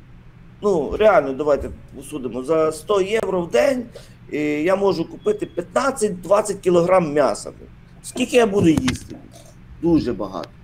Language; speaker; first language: Ukrainian; native; Ukrainian